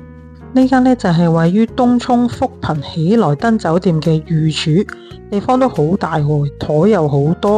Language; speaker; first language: Chinese; native; Chinese